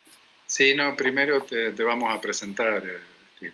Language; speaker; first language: Spanish; native; Spanish